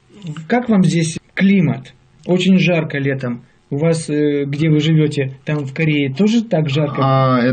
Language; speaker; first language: Russian; native; Russian